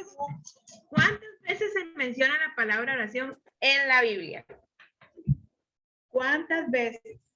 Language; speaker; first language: Spanish; native; Spanish